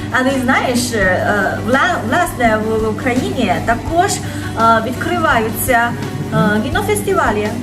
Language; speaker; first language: Ukrainian; non-native, learner; Chinese